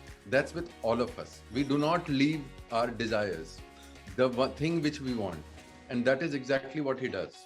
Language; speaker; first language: English; non-native, local second language; Hindi